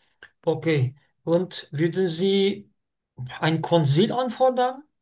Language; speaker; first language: German; non-native, fluent; Turkish